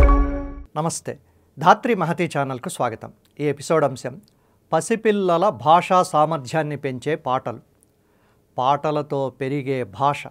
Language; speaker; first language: Telugu; native; Telugu